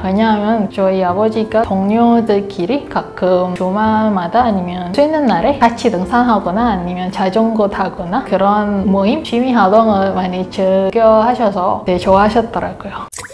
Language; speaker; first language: Korean; non-native, fluent; Indonesian